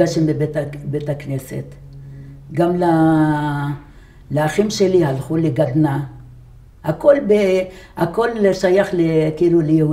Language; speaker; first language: Hebrew; non-native, fluent; Arabic